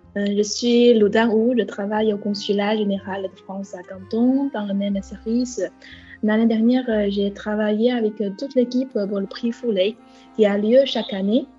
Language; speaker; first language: French; non-native, fluent; Chinese